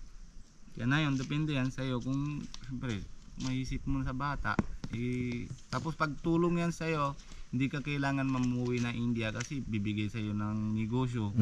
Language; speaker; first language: Filipino; non-native, fluent; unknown